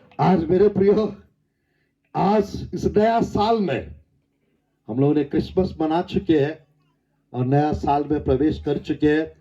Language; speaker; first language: Hindi; non-native, local second language; Telugu